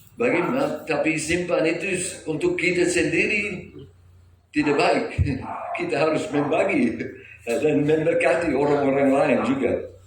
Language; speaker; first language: Indonesian; non-native, fluent; English